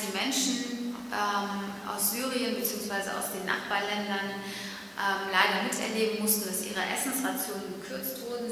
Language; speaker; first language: German; early bilingual, other home language; Turkish